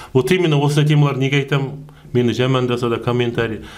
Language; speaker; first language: Russian; non-native, local second language; Kazakh